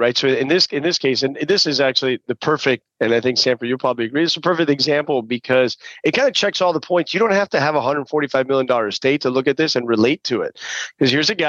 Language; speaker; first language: English; native; English